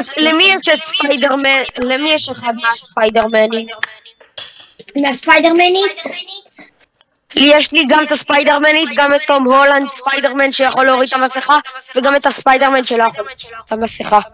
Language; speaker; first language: Hebrew; native; Hebrew